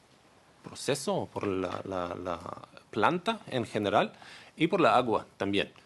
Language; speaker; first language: Spanish; non-native, learner; Hebrew